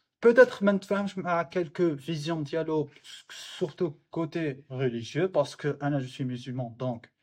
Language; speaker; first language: French; non-native, local second language; Arabic